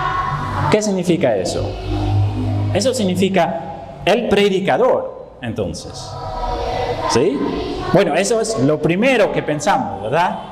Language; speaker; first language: Spanish; non-native, fluent; Dutch